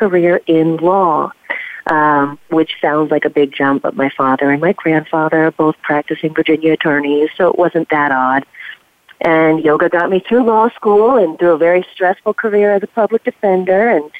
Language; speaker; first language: English; native; English